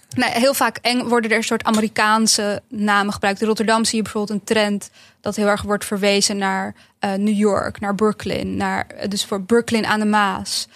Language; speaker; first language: Dutch; early bilingual, other home language; Bosnian